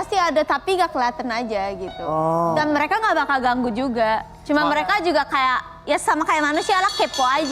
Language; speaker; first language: Indonesian; non-native, fluent; Japanese